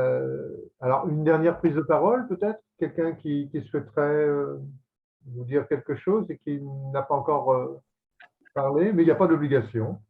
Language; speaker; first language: French; native; French